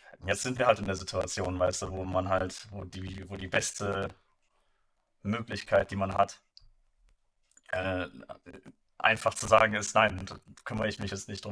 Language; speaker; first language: German; native; German